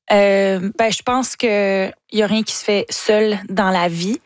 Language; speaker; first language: French; native; French